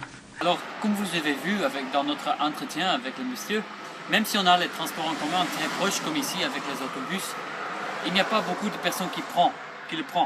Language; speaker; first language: French; non-native, learner; English